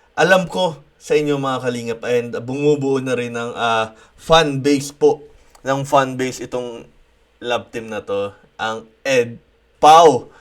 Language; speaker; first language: Filipino; native; Filipino